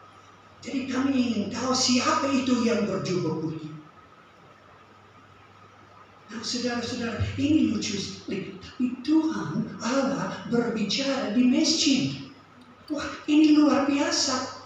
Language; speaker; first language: Indonesian; non-native, fluent; English